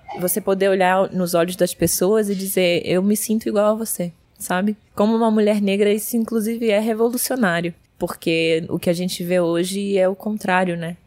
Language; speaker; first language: Portuguese; early bilingual, heritage; Portuguese